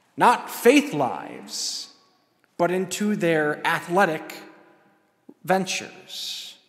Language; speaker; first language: English; native; English